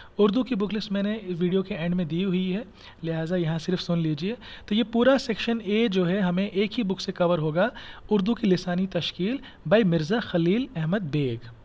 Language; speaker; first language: Hindi; non-native, local second language; Kashmiri